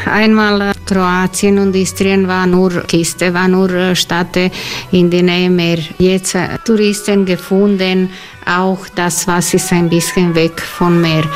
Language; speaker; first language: German; non-native, learner; Croatian